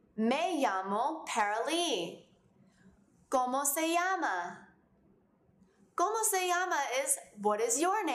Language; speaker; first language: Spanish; non-native, fluent; English